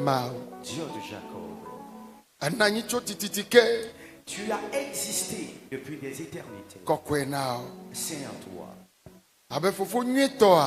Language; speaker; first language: French; non-native, local second language; Ewe